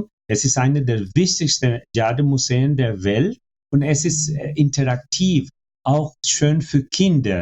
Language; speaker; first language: German; non-native, fluent; Spanish